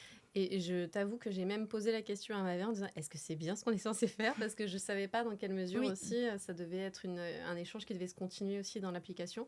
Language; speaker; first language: French; native; French